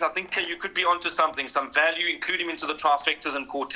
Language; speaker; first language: English; native; English